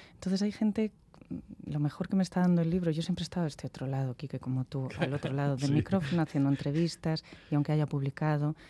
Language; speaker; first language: Spanish; native; Spanish